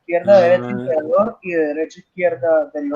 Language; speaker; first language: Spanish; native; Spanish